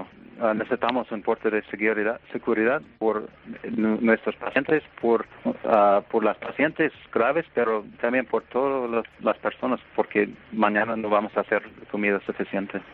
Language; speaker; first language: Spanish; non-native, fluent; English